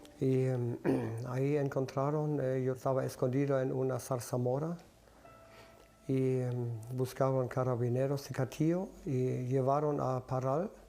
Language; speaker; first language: Spanish; early bilingual, other home language; German